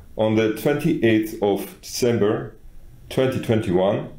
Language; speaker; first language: English; non-native, fluent; Georgian